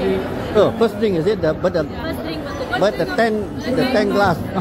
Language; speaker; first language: English; non-native, local second language; Malay